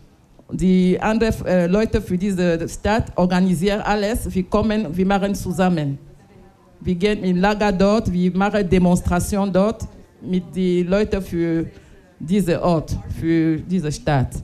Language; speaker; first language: German; non-native, learner; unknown